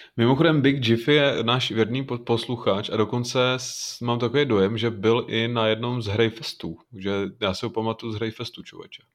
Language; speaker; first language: Czech; native; Czech